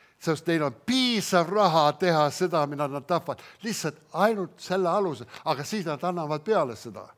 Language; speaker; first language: Estonian; early bilingual, heritage; Estonian